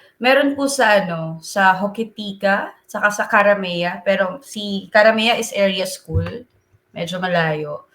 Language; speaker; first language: Filipino; native; Filipino